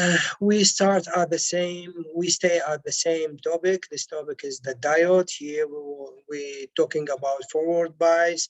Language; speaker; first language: English; non-native, local second language; Arabic